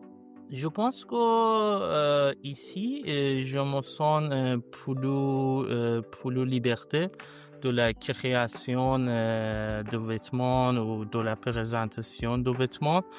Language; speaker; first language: French; non-native, learner; Persian